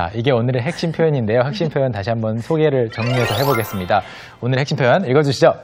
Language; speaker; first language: Korean; native; Korean